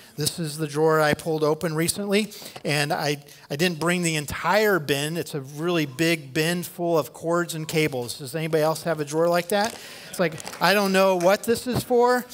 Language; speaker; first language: English; native; English